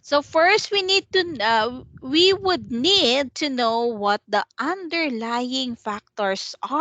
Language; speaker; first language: English; non-native, fluent; Vietnamese